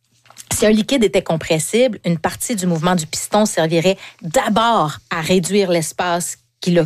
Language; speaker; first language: French; native; French